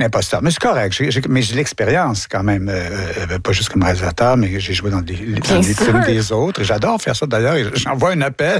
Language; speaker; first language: French; native; French